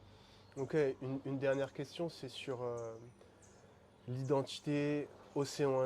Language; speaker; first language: French; native; French